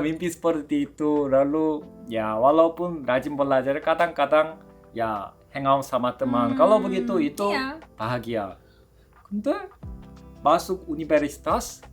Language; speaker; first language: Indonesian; non-native, fluent; Korean